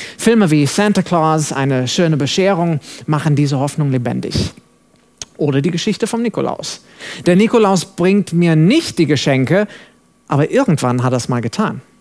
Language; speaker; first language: German; non-native, fluent; English